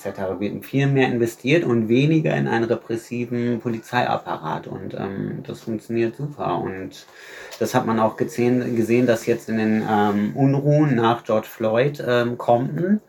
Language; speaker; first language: German; native; German